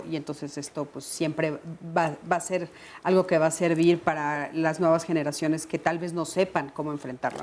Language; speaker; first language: Spanish; native; Spanish